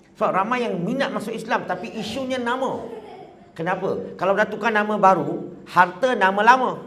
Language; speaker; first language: Malay; non-native, local second language; Chinese